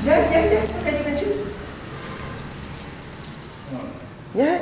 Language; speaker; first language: English; non-native, learner; Vietnamese